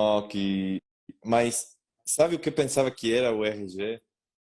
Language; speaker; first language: Portuguese; non-native, learner; Spanish